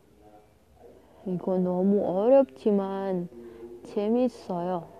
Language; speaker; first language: Korean; non-native, learner; Indonesian